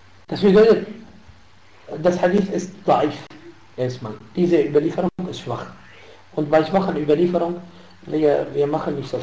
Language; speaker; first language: German; non-native, fluent; Arabic